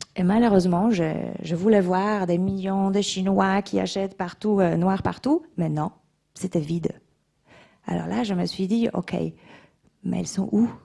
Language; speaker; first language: French; non-native, fluent; Polish